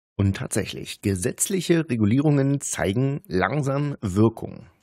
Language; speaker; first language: German; native; German